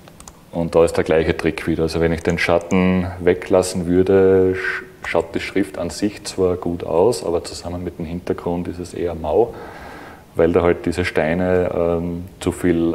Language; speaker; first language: German; native; German